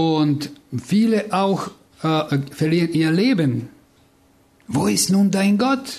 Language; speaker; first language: German; non-native, fluent; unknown